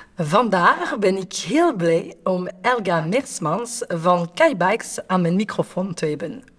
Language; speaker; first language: Dutch; non-native, fluent; French